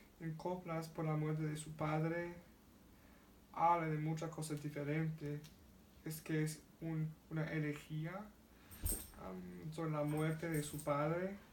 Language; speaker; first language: Spanish; non-native, learner; English